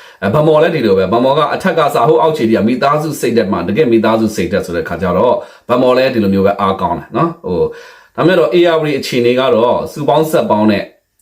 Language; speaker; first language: Burmese; native; Burmese